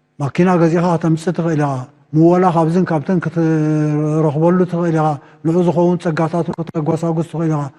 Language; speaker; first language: Tigrinya; native; Tigrinya